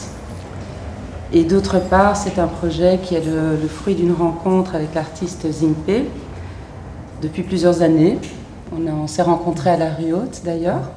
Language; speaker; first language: French; native; French